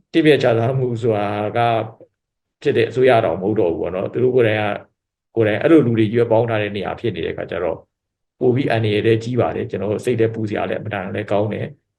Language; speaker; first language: Burmese; native; Burmese